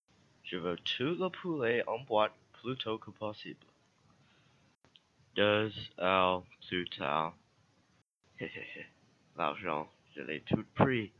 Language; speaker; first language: French; non-native, learner; English